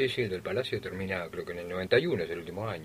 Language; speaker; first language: Spanish; native; Spanish